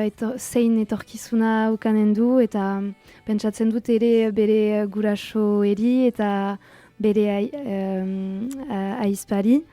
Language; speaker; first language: Basque; non-native, local second language; French